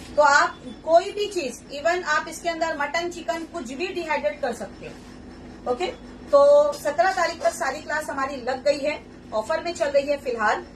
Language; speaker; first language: Hindi; native; Hindi